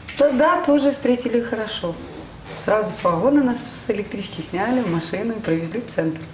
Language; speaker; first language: Ukrainian; non-native, local second language; Russian